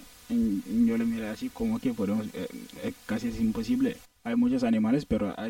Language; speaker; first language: Spanish; non-native, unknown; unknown